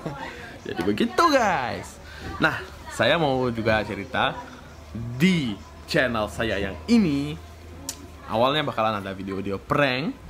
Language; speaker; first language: Indonesian; non-native, fluent; Russian